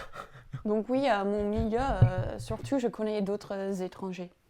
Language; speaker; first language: French; non-native, fluent; English